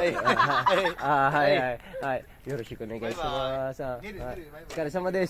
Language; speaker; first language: Japanese; non-native, learner; Filipino